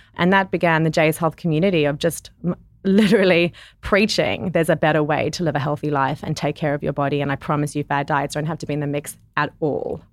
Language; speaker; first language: English; native; English